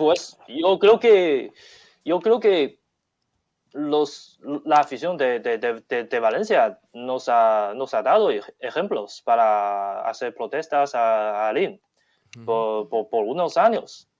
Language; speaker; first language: Spanish; non-native, learner; Chinese